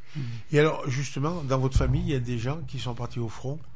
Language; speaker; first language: French; native; French